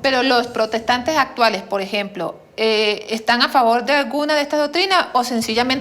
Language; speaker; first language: Spanish; native; Spanish